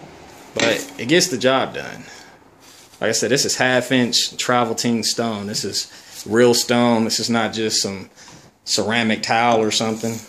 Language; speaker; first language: English; native; English